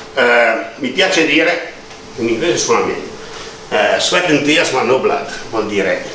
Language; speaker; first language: Italian; native; Italian